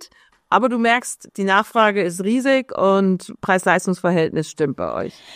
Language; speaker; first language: German; native; German